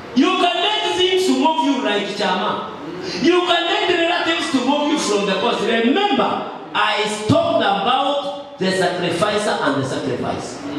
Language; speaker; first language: English; non-native, local second language; Swahili